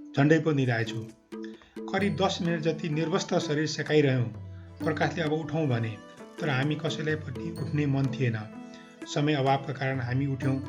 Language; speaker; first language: Nepali; native; Nepali